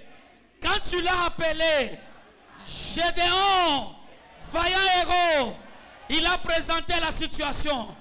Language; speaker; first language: French; non-native, local second language; Swahili